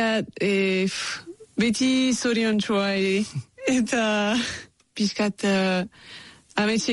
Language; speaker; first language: Basque; non-native, local second language; French